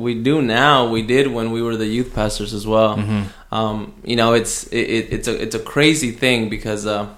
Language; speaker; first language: English; early bilingual, other home language; Spanish